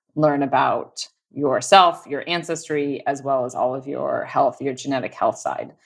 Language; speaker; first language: English; native; English